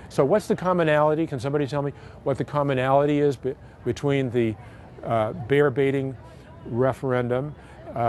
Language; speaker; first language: English; native; English